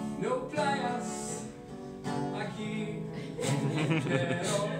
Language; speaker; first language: Spanish; non-native, learner; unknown